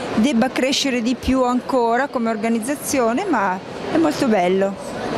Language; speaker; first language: Italian; native; Italian